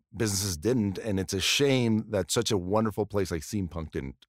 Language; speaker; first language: English; early bilingual, other home language; Spanish